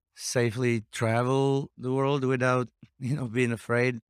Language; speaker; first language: English; non-native, fluent; Slovak